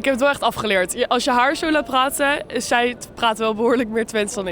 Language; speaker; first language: Dutch; native; Dutch